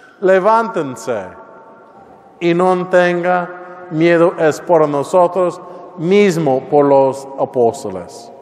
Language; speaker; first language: Spanish; non-native, learner; English